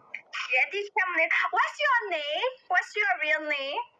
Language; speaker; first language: English; non-native, learner; Thai